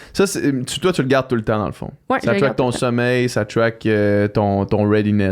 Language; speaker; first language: French; native; French